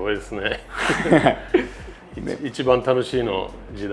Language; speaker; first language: Japanese; non-native, fluent; English